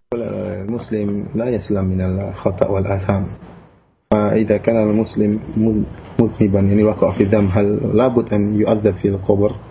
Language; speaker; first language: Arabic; non-native, learner; Indonesian